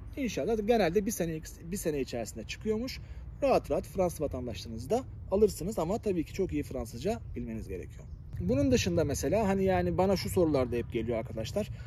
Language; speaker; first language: Turkish; native; Turkish